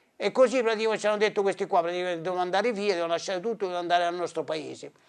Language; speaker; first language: Italian; early bilingual, heritage; Italian